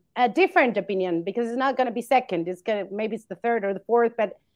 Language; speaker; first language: English; non-native, fluent; Spanish